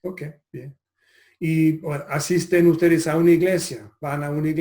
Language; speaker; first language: Spanish; non-native, fluent; English